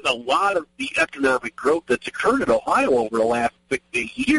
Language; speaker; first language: English; native; English